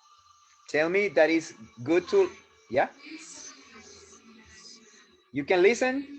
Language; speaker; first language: English; non-native, fluent; Spanish